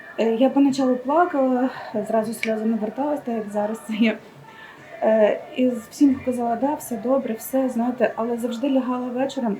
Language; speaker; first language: Ukrainian; native; Ukrainian